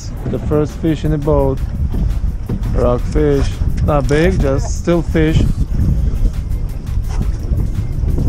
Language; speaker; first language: English; non-native, learner; Russian